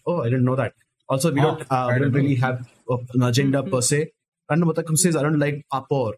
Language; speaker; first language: English; non-native, local second language; Tamil